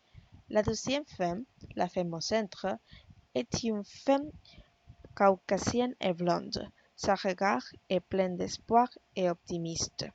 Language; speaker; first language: French; non-native, learner; Spanish